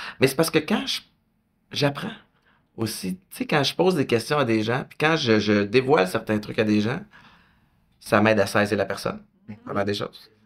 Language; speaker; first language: French; native; French